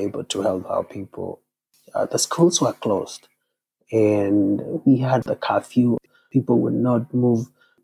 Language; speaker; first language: English; non-native, local second language; Kalenjin